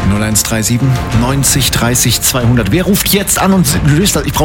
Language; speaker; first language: German; native; German